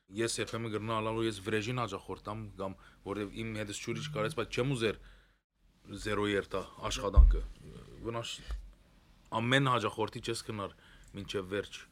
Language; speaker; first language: Armenian; early bilingual, heritage; Armenian